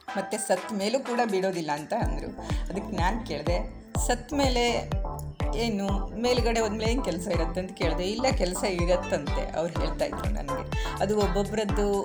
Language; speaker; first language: Kannada; native; Kannada